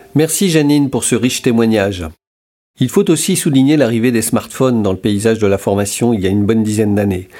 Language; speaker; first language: French; native; French